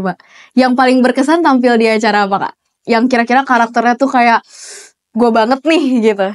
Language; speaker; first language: Indonesian; native; Indonesian